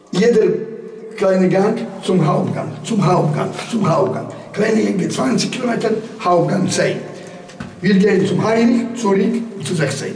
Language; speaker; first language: German; non-native, learner; Polish